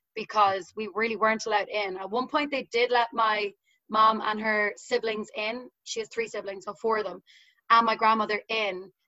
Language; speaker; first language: English; native; English